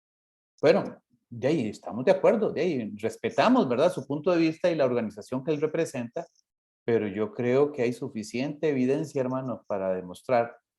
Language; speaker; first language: Spanish; native; Spanish